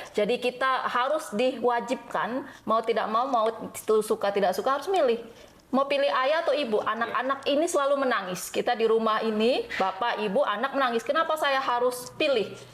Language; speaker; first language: Indonesian; native; Indonesian